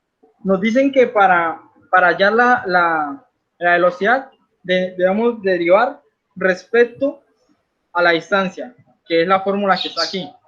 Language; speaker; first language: Spanish; native; Spanish